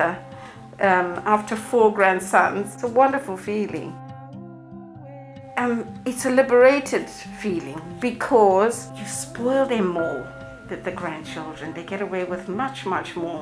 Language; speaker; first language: English; non-native, local second language; Shona